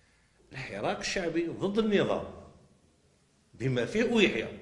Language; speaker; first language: Arabic; native; Arabic